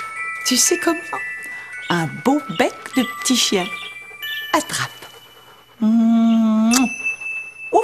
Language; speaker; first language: French; native; French